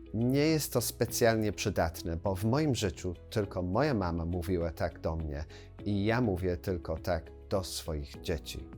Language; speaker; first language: Polish; non-native, fluent; English